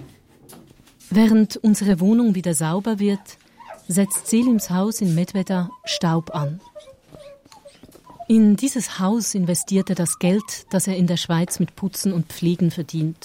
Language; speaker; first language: German; native; German